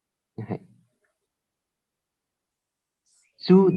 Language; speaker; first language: Japanese; non-native, learner; Nepali